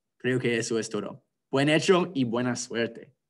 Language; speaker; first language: Spanish; non-native, fluent; English